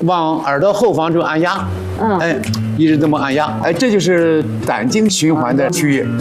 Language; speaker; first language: Chinese; native; Chinese